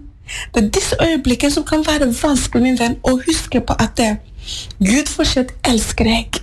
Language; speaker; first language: Norwegian; non-native, fluent; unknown